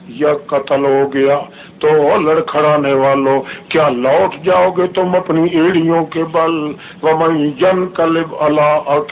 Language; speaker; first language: Urdu; non-native, local second language; Saraiki